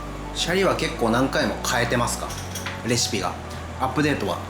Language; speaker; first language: Japanese; native; Japanese